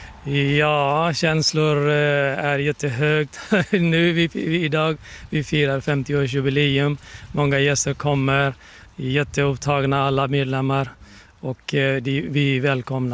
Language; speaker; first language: Swedish; non-native, fluent; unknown